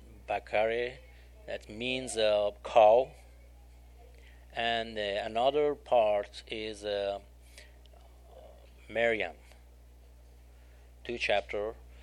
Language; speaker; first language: English; non-native, learner; Persian